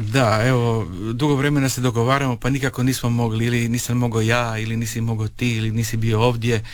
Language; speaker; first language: Serbian; native; Serbian